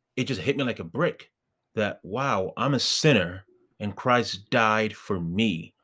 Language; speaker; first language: English; early bilingual, other home language; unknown